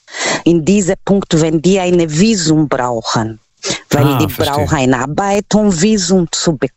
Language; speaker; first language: German; non-native, learner; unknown